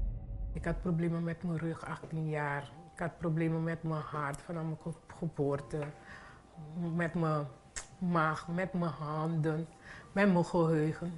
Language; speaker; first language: Dutch; non-native, local second language; Papiamento